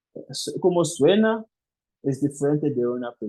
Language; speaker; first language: Spanish; non-native, fluent; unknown